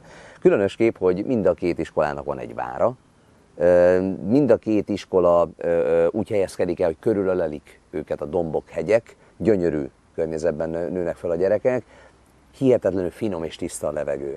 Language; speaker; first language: Hungarian; native; Hungarian